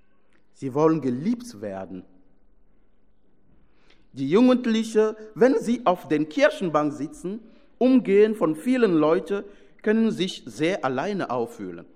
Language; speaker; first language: German; non-native, fluent; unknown